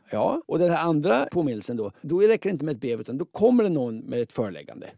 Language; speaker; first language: Swedish; native; Swedish